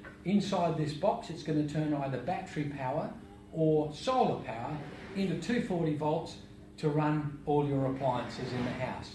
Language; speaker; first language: English; native; English